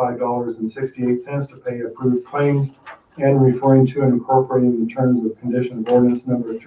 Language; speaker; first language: English; native; English